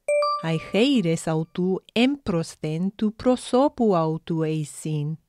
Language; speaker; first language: Greek; non-native, fluent; English